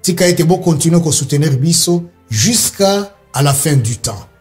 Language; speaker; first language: French; non-native, local second language; Swahili